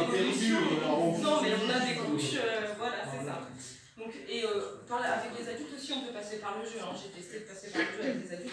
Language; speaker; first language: French; native; French